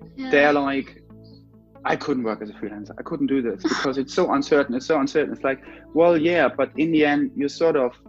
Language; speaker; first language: English; non-native, fluent; German